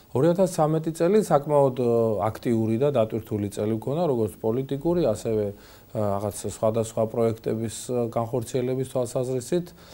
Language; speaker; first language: Georgian; native; Georgian